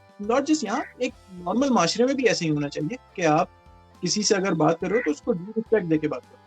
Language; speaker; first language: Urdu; native; Urdu